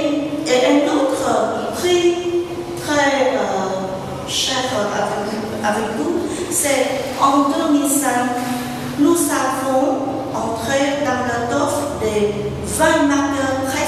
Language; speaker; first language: French; non-native, fluent; Vietnamese